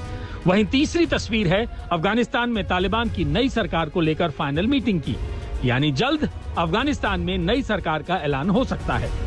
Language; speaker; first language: Hindi; native; Hindi